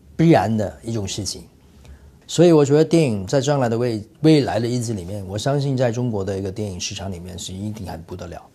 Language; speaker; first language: Chinese; non-native, fluent; Cantonese